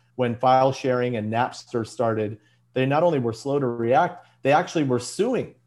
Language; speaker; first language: English; native; English